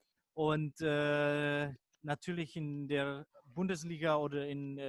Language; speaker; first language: German; non-native, fluent; Indonesian